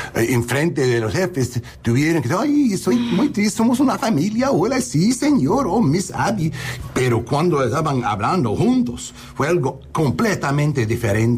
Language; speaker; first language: Spanish; early bilingual, heritage; English